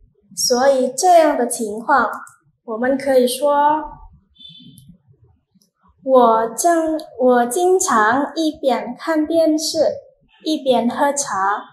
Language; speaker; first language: Chinese; non-native, fluent; Indonesian